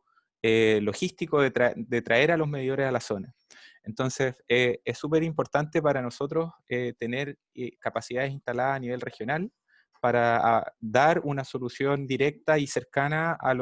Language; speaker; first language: Spanish; native; Spanish